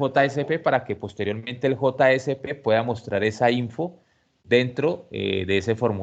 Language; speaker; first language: Spanish; native; Spanish